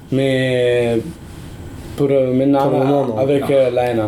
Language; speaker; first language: French; non-native, learner; Italian